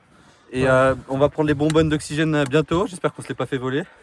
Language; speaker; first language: French; native; French